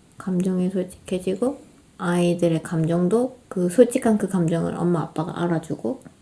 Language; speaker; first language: Korean; native; Korean